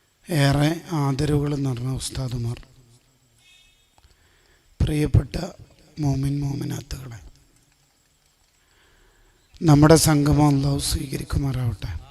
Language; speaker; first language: Malayalam; native; Malayalam